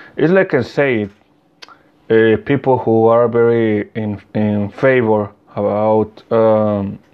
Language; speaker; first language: English; non-native, learner; Spanish